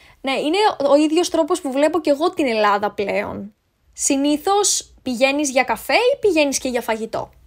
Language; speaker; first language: Greek; native; Greek